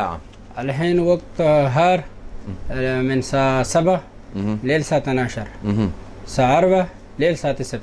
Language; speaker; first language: Arabic; non-native, learner; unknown